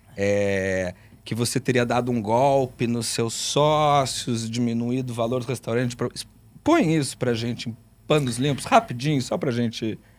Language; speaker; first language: Portuguese; native; Portuguese